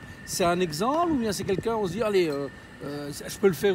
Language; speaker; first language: French; native; French